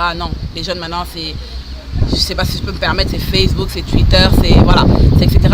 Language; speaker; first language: French; non-native, local second language; Arabic